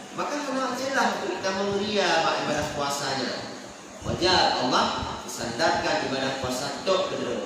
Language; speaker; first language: Malay; non-native, local second language; Achinese